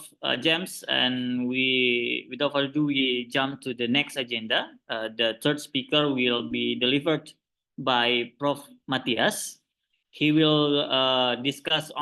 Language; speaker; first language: English; non-native, learner; Indonesian